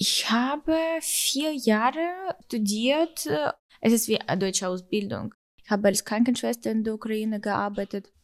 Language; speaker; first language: German; non-native, fluent; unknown